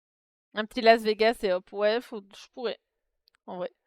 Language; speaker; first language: French; native; French